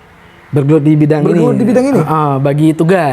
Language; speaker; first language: Malay; native; Malay